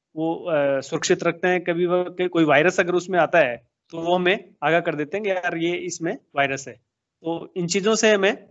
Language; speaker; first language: Hindi; native; Hindi